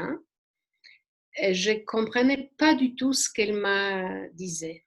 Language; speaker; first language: French; non-native, fluent; Polish